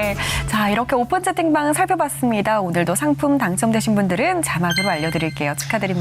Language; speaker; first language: Korean; native; Korean